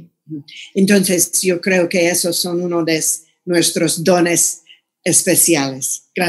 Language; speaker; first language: Spanish; non-native, fluent; English